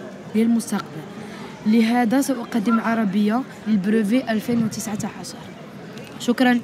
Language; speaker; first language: Arabic; early bilingual, heritage; French